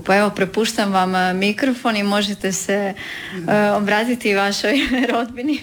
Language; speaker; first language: Serbian; native; Serbian